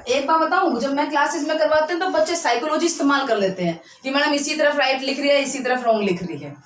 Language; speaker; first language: Hindi; native; Hindi